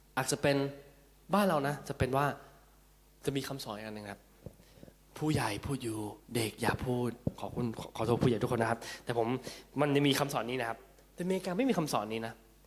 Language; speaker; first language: Thai; early bilingual, heritage; Thai